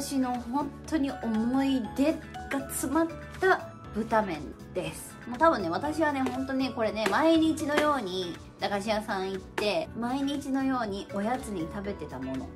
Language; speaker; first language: Japanese; native; Japanese